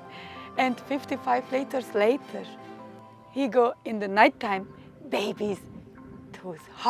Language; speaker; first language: English; non-native, learner; Turkish